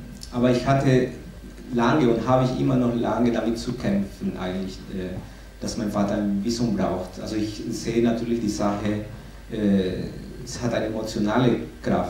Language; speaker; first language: German; non-native, fluent; Spanish